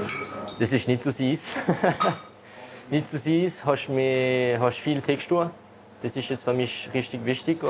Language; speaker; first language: German; non-native, local second language; French